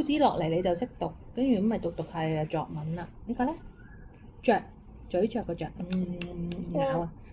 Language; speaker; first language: Chinese; non-native, local second language; Cantonese